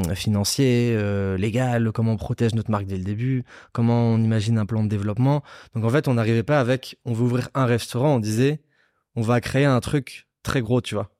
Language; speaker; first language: French; native; French